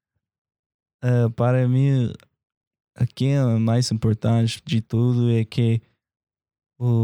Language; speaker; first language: Portuguese; non-native, learner; English